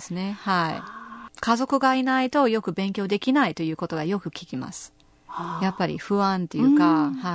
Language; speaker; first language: Japanese; non-native, fluent; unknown